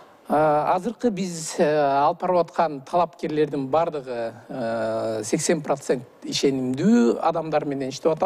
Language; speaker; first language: Kyrgyz; native; Kyrgyz